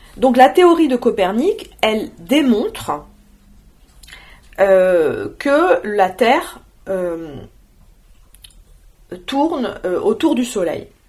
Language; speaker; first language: French; native; French